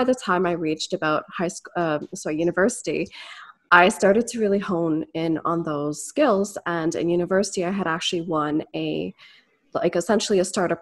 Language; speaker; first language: English; native; English